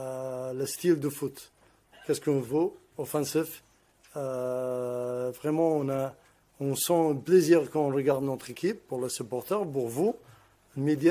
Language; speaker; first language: French; non-native, learner; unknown